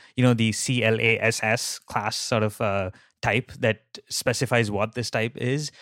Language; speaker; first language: English; non-native, local second language; Tamil